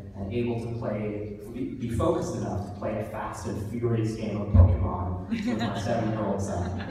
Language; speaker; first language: English; native; English